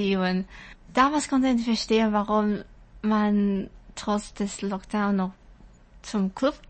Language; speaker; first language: German; non-native, learner; Chinese